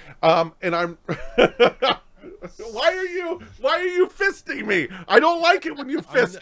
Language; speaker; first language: English; native; English